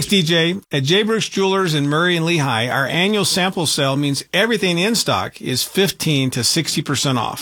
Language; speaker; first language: English; native; English